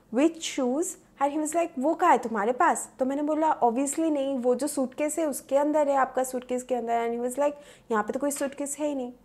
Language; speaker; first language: Hindi; non-native, local second language; Bangla